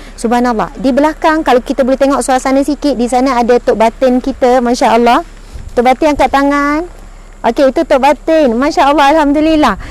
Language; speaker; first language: Malay; native; Malay